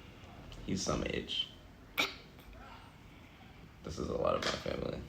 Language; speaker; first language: English; native; English